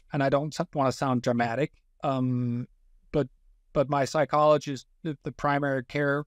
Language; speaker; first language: English; non-native, fluent; Danish